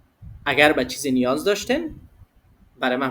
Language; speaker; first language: Persian; native; Persian